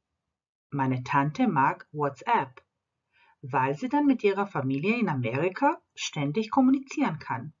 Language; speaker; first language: German; non-native, fluent; Croatian